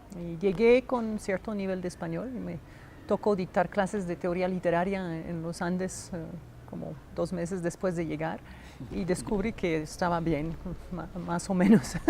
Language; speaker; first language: Spanish; non-native, fluent; English